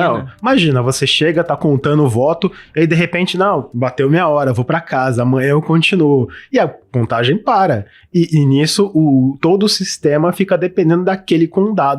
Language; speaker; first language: Portuguese; native; Portuguese